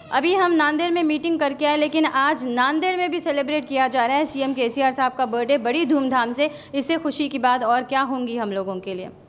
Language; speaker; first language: Hindi; non-native, local second language; Urdu